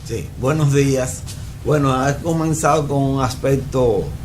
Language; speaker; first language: Spanish; native; Spanish